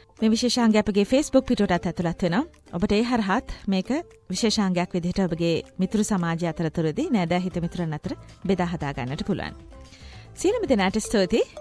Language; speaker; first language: Sinhala; native; Sinhala